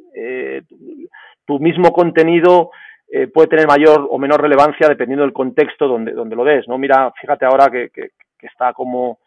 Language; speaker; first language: Spanish; native; Spanish